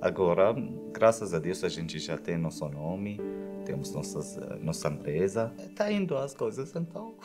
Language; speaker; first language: Portuguese; non-native, learner; Arabic